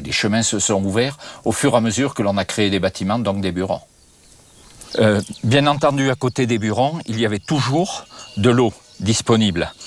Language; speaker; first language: French; native; French